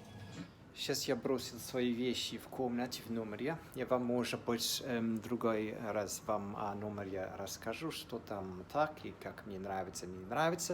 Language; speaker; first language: Russian; non-native, fluent; English